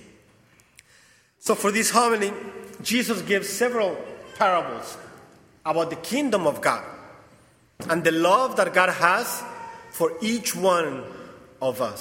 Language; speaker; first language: English; non-native, fluent; Spanish